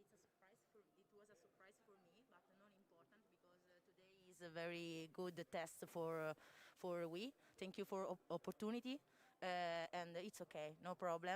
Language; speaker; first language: English; non-native, learner; Italian